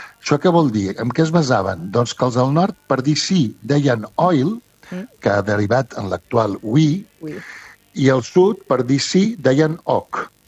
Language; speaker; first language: Catalan; native; Catalan